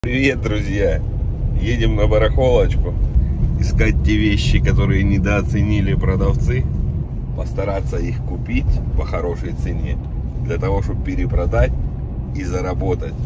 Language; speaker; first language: Russian; native; Russian